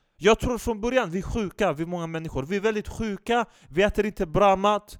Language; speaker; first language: Swedish; non-native, fluent; Turkish